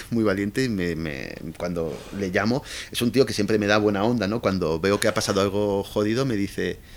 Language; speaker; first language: Spanish; native; Spanish